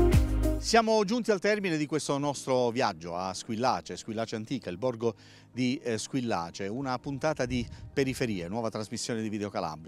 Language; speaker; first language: Italian; native; Italian